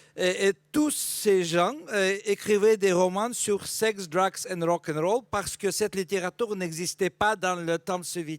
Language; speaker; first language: French; non-native, fluent; Russian